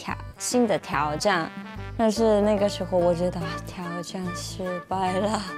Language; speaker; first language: Chinese; non-native, learner; Japanese